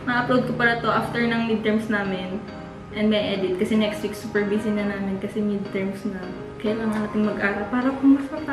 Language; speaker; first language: Filipino; non-native, local second language; Bikol